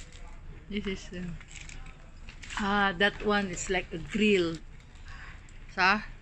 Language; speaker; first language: English; non-native, learner; Filipino